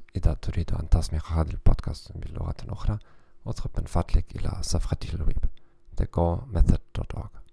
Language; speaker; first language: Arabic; non-native, learner; German